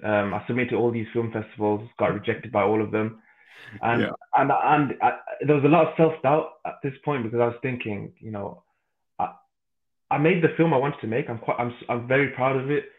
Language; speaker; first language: English; native; English